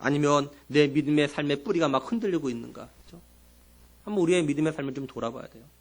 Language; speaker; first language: Korean; native; Korean